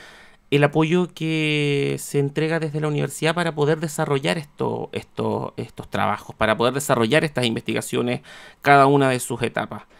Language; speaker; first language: Spanish; native; Spanish